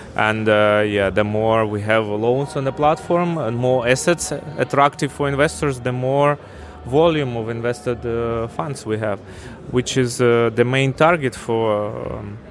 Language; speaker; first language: English; non-native, fluent; Ukrainian